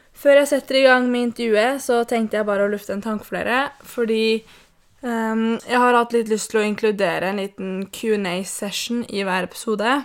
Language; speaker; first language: Norwegian; native; Norwegian